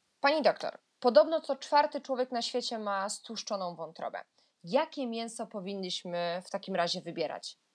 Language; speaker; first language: Polish; native; Polish